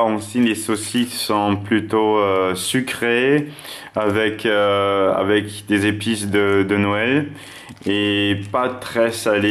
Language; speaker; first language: French; non-native, fluent; German